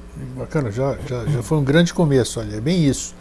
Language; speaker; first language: Portuguese; native; Portuguese